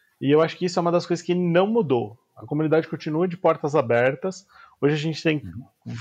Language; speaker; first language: Portuguese; native; Portuguese